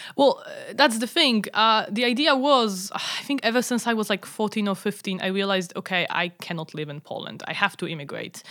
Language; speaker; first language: English; non-native, fluent; Polish